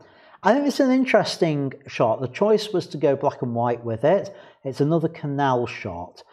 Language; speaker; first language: English; native; English